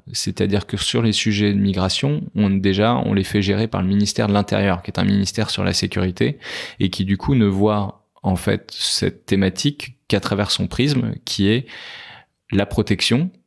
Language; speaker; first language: French; native; French